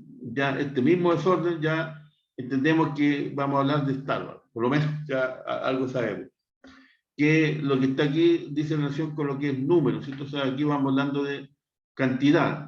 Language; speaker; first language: Spanish; native; Spanish